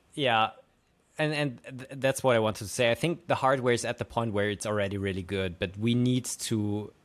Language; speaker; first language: English; non-native, fluent; German